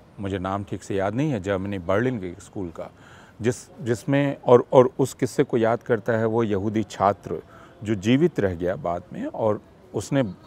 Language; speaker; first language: Hindi; native; Hindi